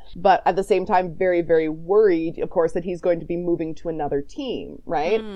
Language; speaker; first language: English; native; English